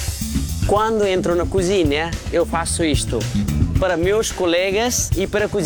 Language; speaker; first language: Portuguese; non-native, fluent; Nepali